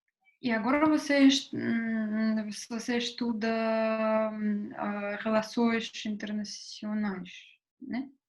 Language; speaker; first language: Portuguese; non-native, fluent; Russian